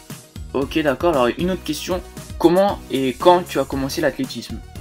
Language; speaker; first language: French; native; French